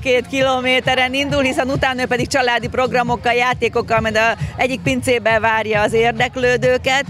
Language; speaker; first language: Hungarian; native; Hungarian